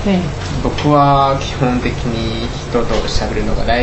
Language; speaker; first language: Japanese; non-native, learner; Chinese